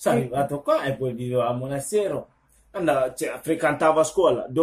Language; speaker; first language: Italian; non-native, local second language; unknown